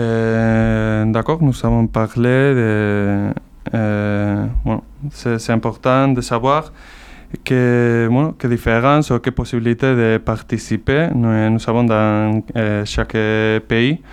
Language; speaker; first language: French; non-native, learner; Basque